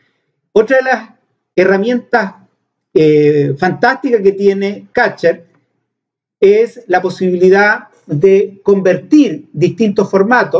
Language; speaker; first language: Spanish; native; Spanish